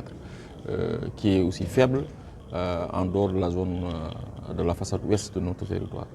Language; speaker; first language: French; non-native, local second language; Wolof